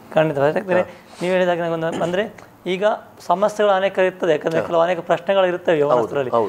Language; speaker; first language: Kannada; native; Kannada